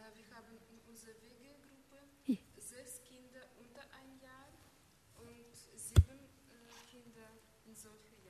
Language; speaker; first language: German; non-native, learner; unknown